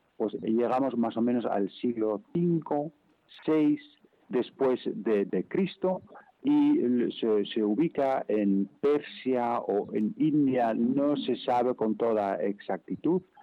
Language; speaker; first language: Spanish; non-native, fluent; Dutch